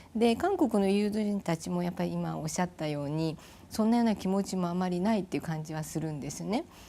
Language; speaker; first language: Japanese; native; Japanese